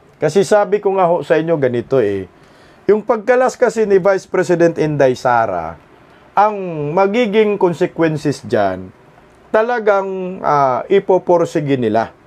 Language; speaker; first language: Filipino; non-native, local second language; Cebuano